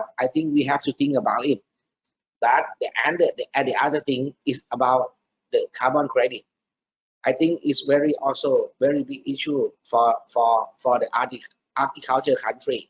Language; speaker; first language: English; non-native, learner; Thai